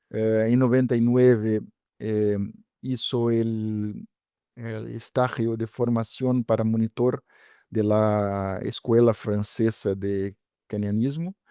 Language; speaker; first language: Spanish; non-native, fluent; Portuguese